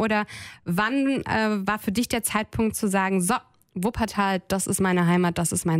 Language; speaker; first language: German; native; German